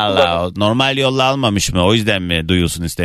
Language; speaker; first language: Turkish; native; Turkish